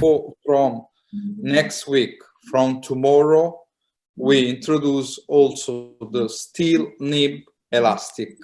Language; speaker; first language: English; non-native, learner; Italian